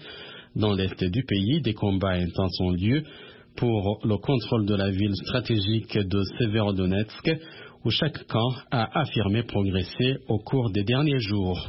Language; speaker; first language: French; non-native, local second language; Rundi